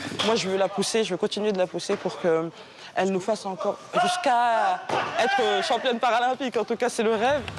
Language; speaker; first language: French; native; French